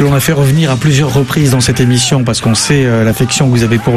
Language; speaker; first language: French; native; French